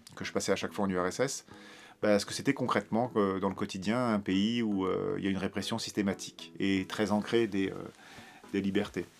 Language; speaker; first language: French; native; French